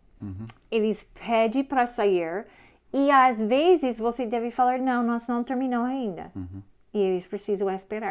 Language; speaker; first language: Portuguese; non-native, learner; English